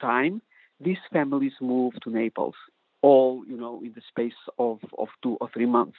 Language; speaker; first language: English; non-native, fluent; Portuguese